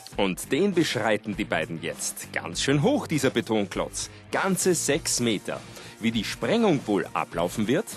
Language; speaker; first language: German; native; German